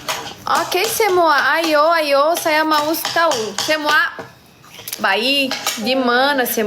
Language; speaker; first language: Indonesian; non-native, learner; Portuguese